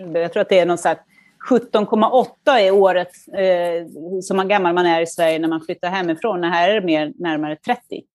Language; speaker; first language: Swedish; native; Swedish